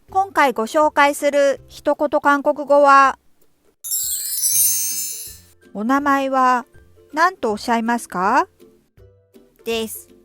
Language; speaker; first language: Japanese; non-native, fluent; Korean